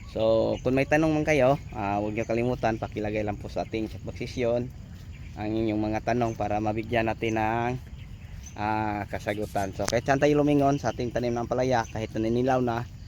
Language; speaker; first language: Filipino; native; Filipino